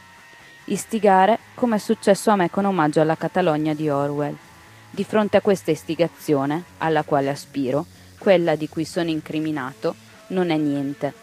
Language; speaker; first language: Italian; native; Italian